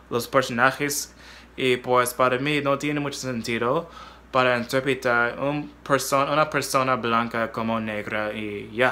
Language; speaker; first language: Spanish; non-native, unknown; English